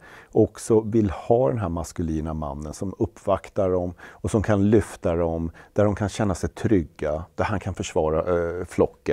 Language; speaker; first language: Swedish; native; Swedish